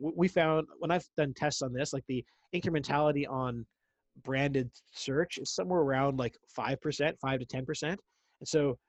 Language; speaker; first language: English; native; English